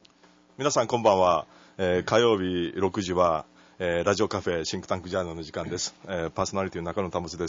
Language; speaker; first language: Japanese; native; Japanese